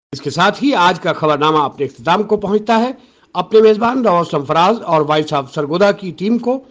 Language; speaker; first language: Urdu; non-native, local second language; Punjabi